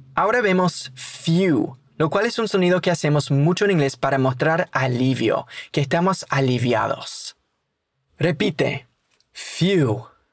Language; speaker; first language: Spanish; native; Spanish